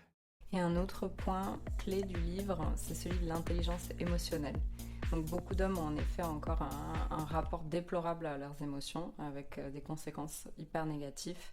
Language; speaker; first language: French; native; French